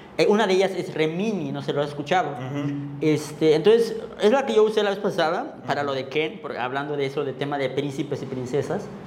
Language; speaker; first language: Spanish; non-native, local second language; Tzotzil